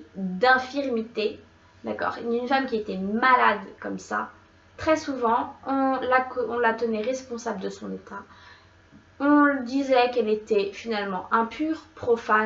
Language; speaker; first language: French; native; French